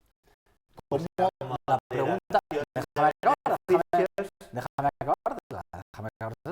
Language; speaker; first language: Spanish; native; Spanish